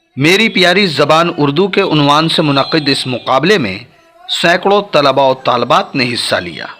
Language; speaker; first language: Urdu; native; Urdu